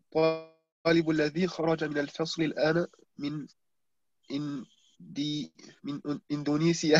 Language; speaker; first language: Arabic; non-native, learner; German